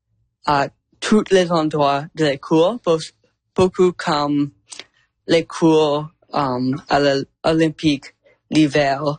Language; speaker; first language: French; non-native, learner; English